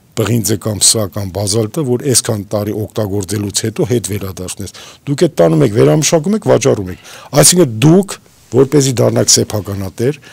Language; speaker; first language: Armenian; native; Armenian